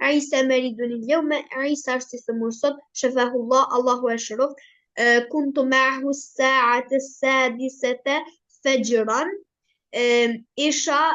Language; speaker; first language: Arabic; non-native, learner; Albanian